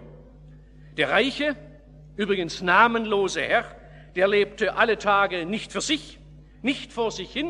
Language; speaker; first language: German; native; German